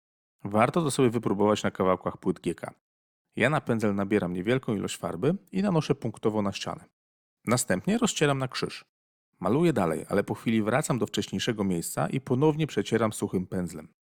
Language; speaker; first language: Polish; native; Polish